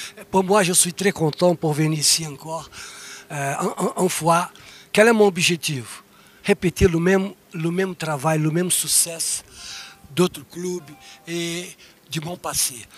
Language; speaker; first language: French; non-native, learner; Portuguese